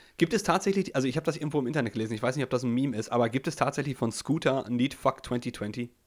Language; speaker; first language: German; early bilingual, other home language; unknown